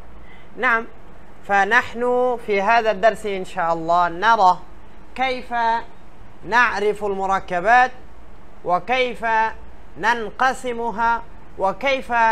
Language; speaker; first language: Arabic; non-native, fluent; Bangla